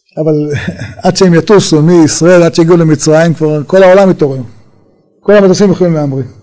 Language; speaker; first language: Hebrew; native; Hebrew